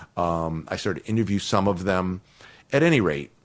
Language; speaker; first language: English; native; English